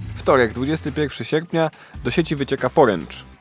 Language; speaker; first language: Polish; native; Polish